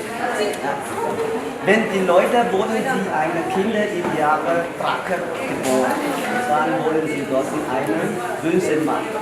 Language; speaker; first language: German; non-native, learner; Vietnamese